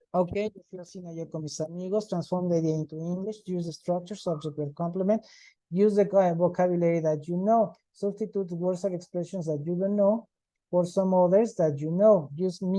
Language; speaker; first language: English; non-native, fluent; Spanish